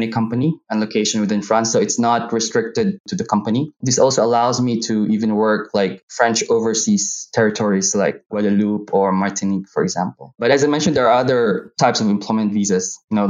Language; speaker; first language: English; non-native, local second language; Hiligaynon